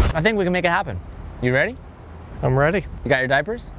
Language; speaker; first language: English; native; English